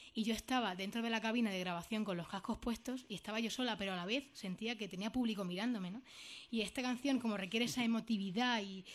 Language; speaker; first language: Spanish; native; Spanish